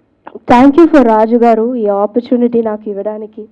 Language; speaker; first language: Telugu; non-native, learner; Tamil